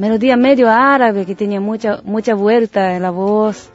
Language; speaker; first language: Spanish; non-native, learner; Japanese